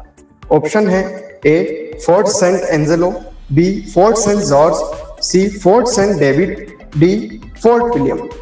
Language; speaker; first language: Hindi; native; Hindi